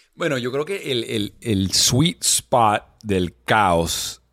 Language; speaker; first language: Spanish; native; Spanish